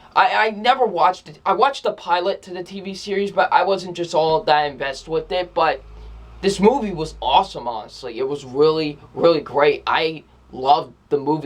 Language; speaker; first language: English; native; English